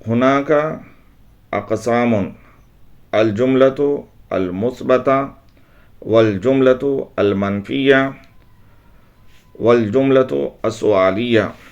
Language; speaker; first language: Arabic; non-native, fluent; Urdu